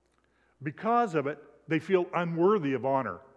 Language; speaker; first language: English; native; English